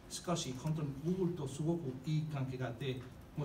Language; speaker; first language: Japanese; non-native, fluent; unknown